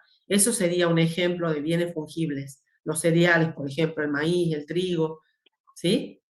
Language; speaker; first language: Spanish; native; Spanish